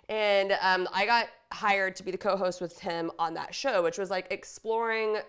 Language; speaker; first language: English; native; English